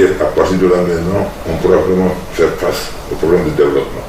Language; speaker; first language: French; non-native, local second language; Bambara